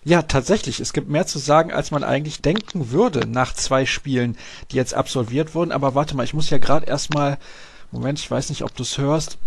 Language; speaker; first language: German; native; German